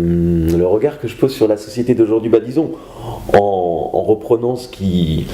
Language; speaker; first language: French; native; French